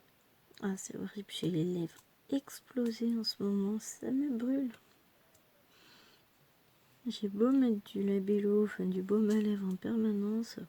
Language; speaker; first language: French; native; French